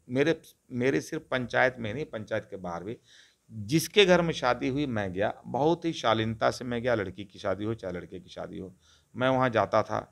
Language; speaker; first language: Hindi; non-native, local second language; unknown